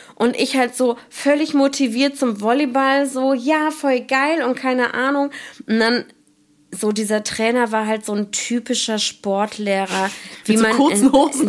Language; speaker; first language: German; native; German